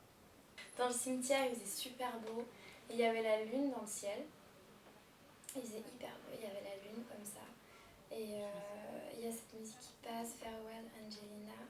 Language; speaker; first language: French; native; French